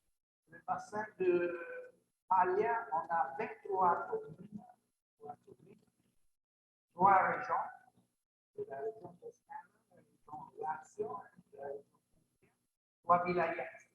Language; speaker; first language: French; non-native, learner; Italian